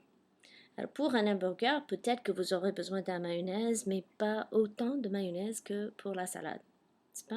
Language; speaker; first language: French; non-native, fluent; English